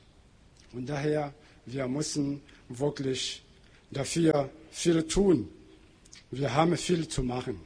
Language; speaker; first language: German; non-native, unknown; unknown